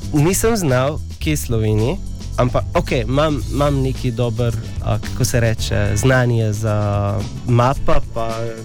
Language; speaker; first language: Slovenian; non-native, learner; English